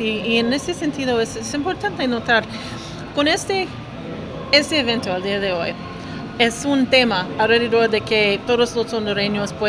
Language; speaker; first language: Spanish; non-native, fluent; English